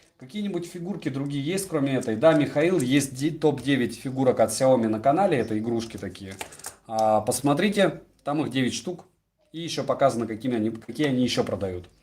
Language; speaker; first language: Russian; native; Russian